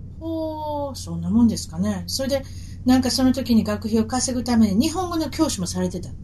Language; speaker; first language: Japanese; native; Japanese